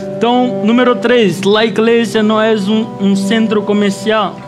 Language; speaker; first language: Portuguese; non-native, learner; Spanish